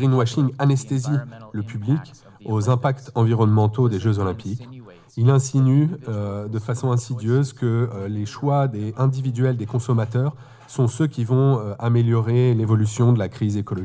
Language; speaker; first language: French; native; French